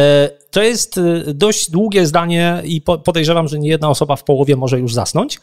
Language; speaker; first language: Polish; native; Polish